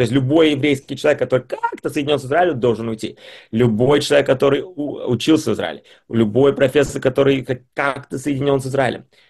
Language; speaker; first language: Russian; early bilingual, heritage; Russian